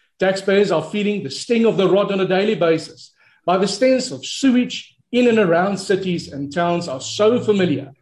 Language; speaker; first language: English; non-native, local second language; Afrikaans